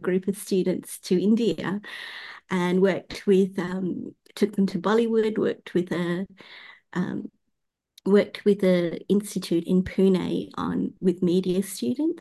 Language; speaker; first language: English; native; English